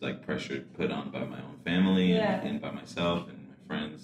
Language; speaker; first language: English; early bilingual, other home language; Spanish